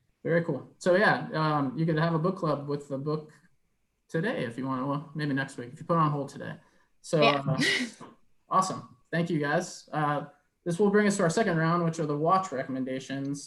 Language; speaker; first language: English; native; English